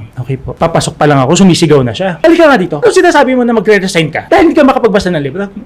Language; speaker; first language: Filipino; native; Filipino